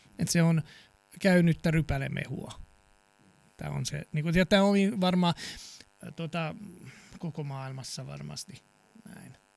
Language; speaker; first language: Finnish; non-native, fluent; Serbian